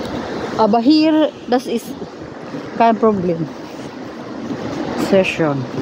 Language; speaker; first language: German; non-native, learner; Filipino